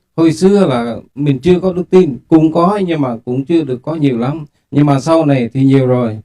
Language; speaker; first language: Vietnamese; non-native, local second language; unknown